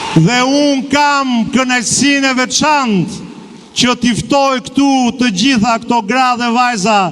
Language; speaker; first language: Albanian; native; Albanian